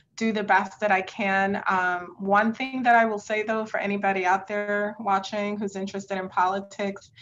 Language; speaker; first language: English; native; English